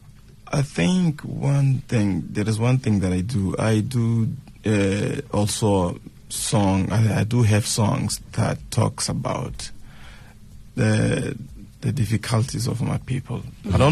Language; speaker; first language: English; non-native, fluent; Tsonga